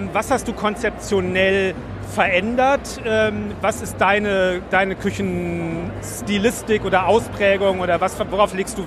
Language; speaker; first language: German; native; German